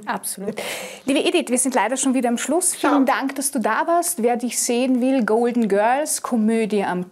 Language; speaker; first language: German; native; German